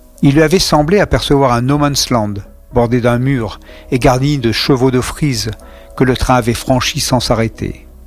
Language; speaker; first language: French; native; French